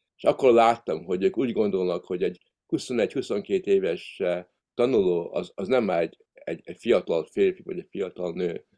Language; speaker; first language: Hungarian; early bilingual, heritage; Hungarian